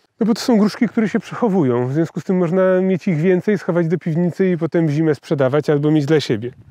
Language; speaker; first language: Polish; native; Polish